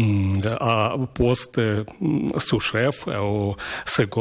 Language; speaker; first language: French; non-native, learner; Ukrainian